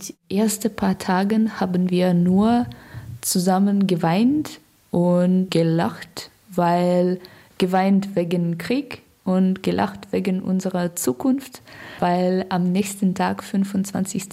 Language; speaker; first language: German; non-native, learner; Russian